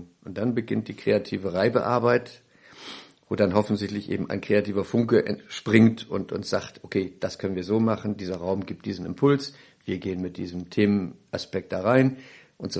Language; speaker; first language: German; native; German